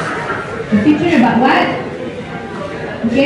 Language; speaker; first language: English; non-native, learner; Indonesian